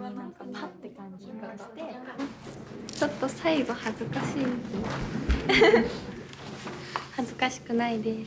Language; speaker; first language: Japanese; native; Japanese